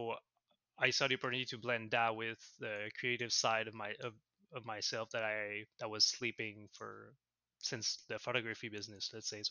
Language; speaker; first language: English; non-native, fluent; French